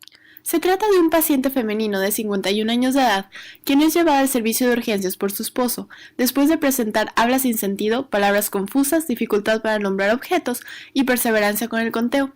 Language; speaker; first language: Spanish; native; Spanish